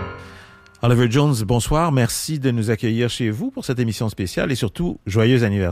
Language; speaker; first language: French; native; French